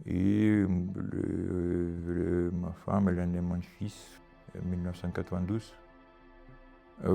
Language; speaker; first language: French; non-native, learner; Ukrainian